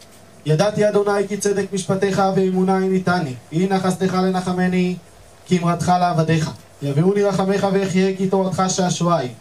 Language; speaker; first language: Hebrew; native; Hebrew